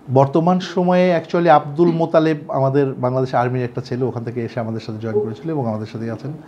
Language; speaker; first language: Bangla; native; Bangla